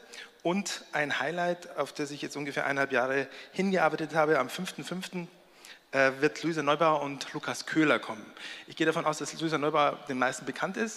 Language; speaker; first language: German; native; German